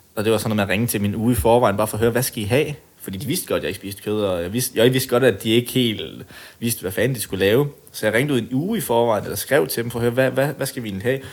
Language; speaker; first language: Danish; native; Danish